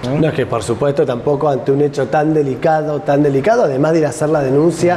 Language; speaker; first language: Spanish; native; Spanish